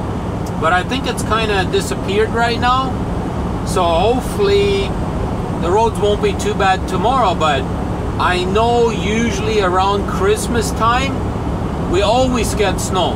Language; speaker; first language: English; native; English